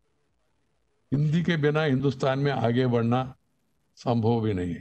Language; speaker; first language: Hindi; non-native, local second language; Telugu